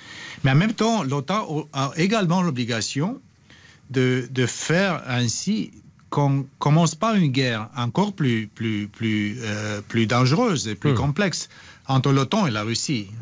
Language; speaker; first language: French; non-native, fluent; Romanian